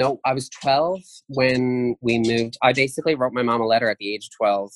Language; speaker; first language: English; native; English